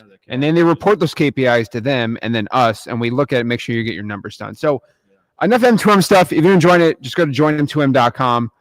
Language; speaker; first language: English; native; English